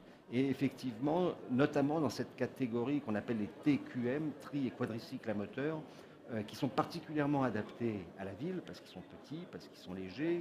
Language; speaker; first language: French; native; French